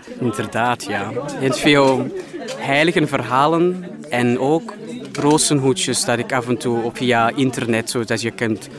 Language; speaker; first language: Dutch; non-native, fluent; Thai